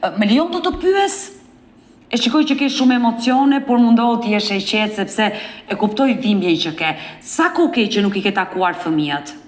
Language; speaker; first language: Albanian; native; Albanian